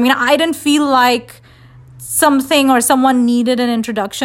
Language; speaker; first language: English; non-native, local second language; Hindi